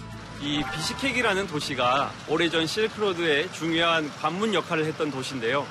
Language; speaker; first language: Korean; native; Korean